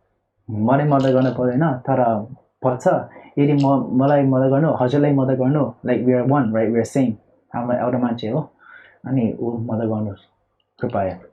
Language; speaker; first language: Nepali; early bilingual, heritage; Nepali